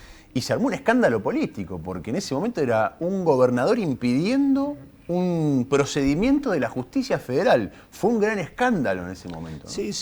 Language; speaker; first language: Spanish; native; Spanish